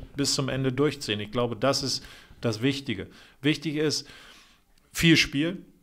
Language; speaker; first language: German; native; German